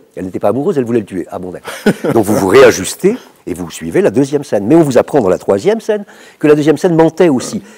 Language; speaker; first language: French; native; French